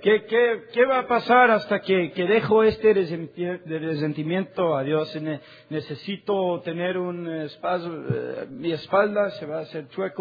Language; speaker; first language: Spanish; non-native, learner; English